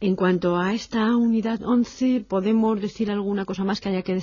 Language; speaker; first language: Spanish; native; Spanish